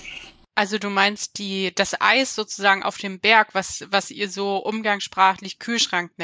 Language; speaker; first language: German; native; German